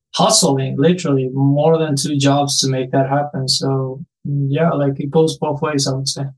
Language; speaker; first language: English; non-native, fluent; Spanish